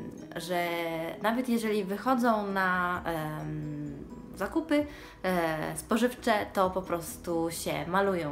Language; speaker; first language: Polish; early bilingual, heritage; Polish